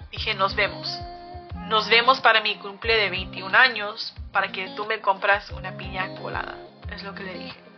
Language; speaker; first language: Spanish; early bilingual, other home language; English